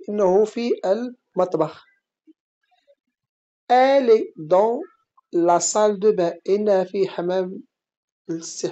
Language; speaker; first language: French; non-native, fluent; Arabic